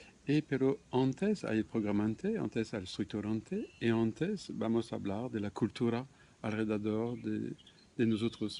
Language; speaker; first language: Spanish; non-native, fluent; French